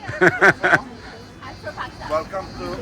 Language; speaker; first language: English; non-native, learner; Turkish